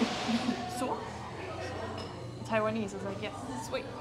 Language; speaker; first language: English; non-native, fluent; German